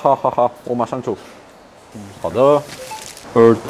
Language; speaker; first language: Chinese; non-native, learner; Spanish